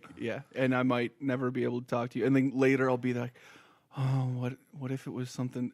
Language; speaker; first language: English; native; English